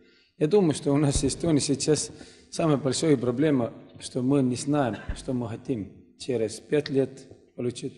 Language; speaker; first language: Russian; non-native, learner; Estonian